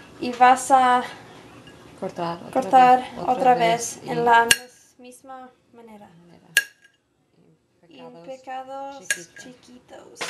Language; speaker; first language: Spanish; non-native, learner; English